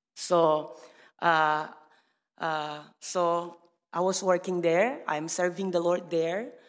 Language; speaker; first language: English; non-native, learner; Indonesian